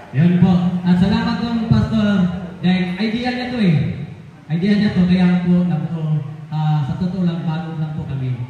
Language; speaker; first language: Filipino; non-native, local second language; Cebuano